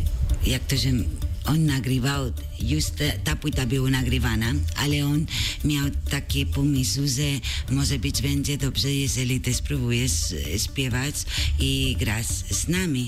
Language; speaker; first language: Polish; non-native, learner; Spanish